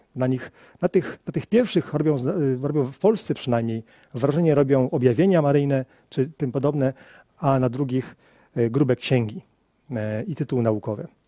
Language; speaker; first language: Polish; native; Polish